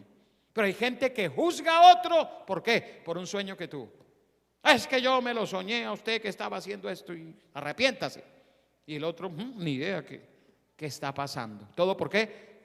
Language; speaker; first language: Spanish; native; Spanish